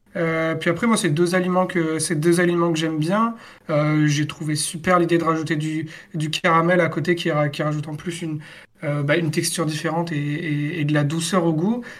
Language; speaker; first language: French; native; French